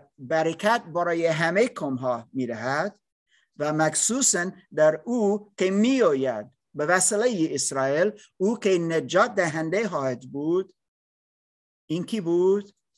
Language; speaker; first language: Persian; non-native, learner; English